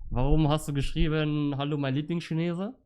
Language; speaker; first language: German; native; German